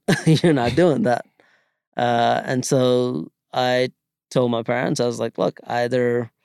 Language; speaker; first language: English; non-native, local second language; Malayalam